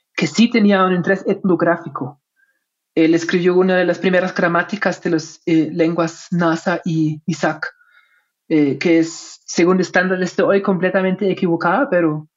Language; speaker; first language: Spanish; non-native, fluent; German